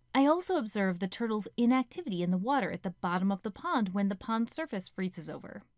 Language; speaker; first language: English; native; English